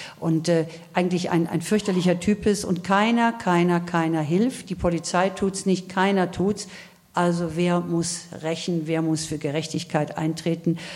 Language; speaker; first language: German; native; German